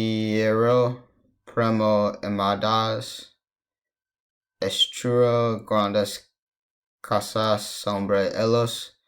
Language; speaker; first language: Spanish; non-native, learner; English